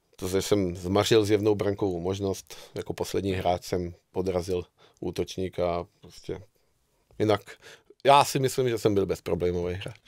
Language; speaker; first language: Czech; non-native, fluent; Hungarian